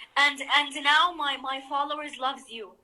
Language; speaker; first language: English; non-native, fluent; Somali